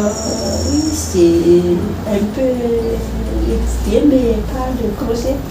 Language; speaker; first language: French; non-native, learner; Malagasy